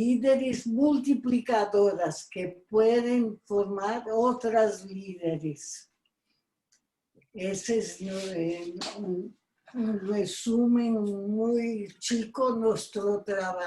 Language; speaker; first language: Spanish; non-native, fluent; Portuguese